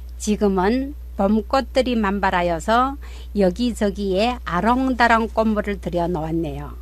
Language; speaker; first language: Korean; native; Korean